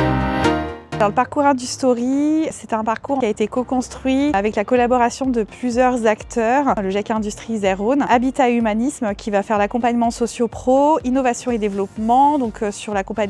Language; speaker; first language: French; native; French